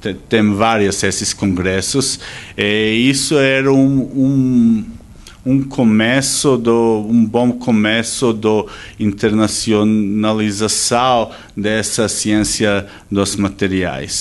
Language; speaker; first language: Portuguese; non-native, fluent; Serbian